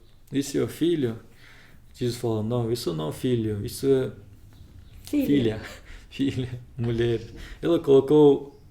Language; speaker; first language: Portuguese; non-native, learner; Russian